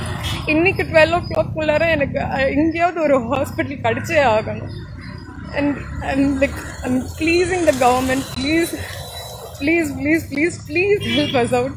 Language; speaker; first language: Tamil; non-native, local second language; Malayalam